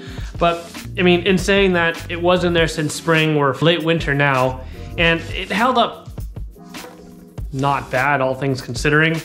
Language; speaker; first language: English; native; English